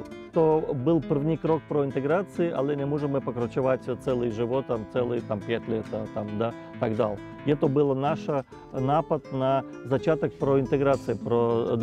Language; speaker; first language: Ukrainian; non-native, learner; Russian